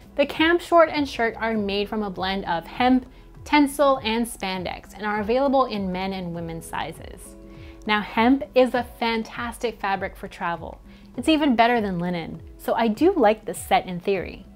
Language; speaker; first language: English; native; English